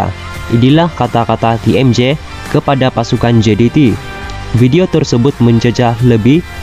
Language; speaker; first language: Malay; native; Malay